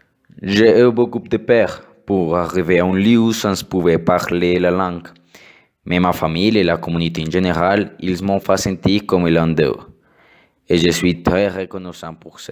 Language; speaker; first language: French; non-native, learner; Spanish